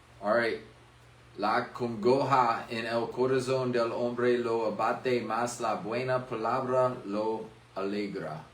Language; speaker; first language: Spanish; non-native, fluent; English